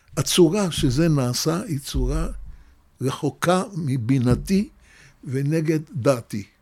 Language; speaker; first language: Hebrew; native; Hebrew